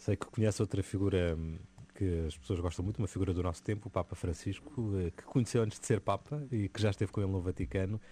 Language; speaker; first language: Portuguese; native; Portuguese